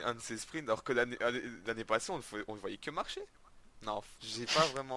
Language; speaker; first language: French; native; French